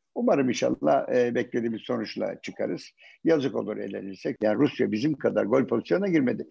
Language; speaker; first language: Turkish; native; Turkish